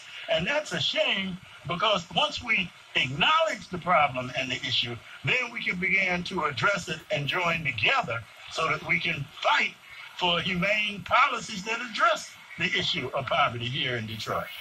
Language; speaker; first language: English; native; English